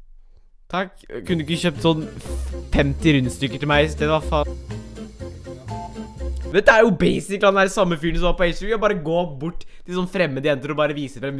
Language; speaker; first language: Norwegian; native; Norwegian